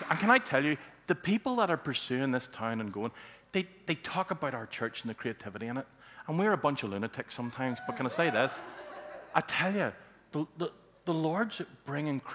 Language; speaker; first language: English; native; English